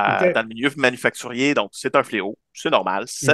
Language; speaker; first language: French; native; French